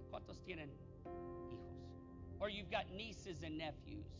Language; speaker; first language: Spanish; non-native, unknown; English